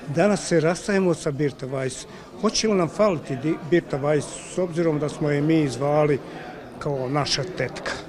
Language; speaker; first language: Bosnian; native; Bosnian